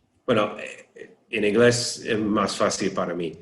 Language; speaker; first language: Spanish; non-native, learner; English